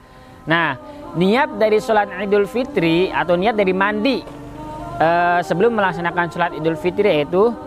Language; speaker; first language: Indonesian; native; Indonesian